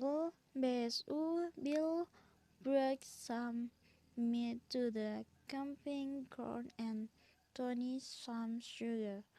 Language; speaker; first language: English; non-native, learner; Indonesian